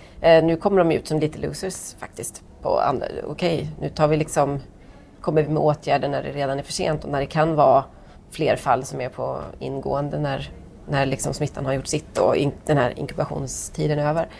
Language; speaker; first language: Swedish; native; Swedish